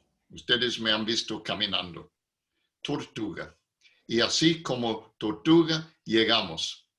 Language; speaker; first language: Spanish; non-native, fluent; English